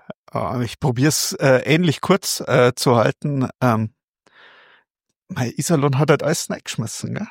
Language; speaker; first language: German; native; German